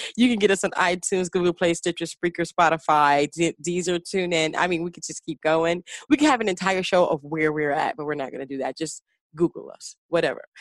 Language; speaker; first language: English; native; English